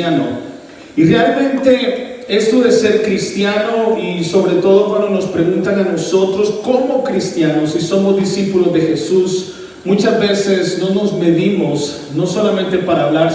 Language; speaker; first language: Spanish; early bilingual, heritage; Spanish